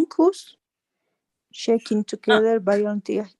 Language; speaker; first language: English; non-native, learner; Spanish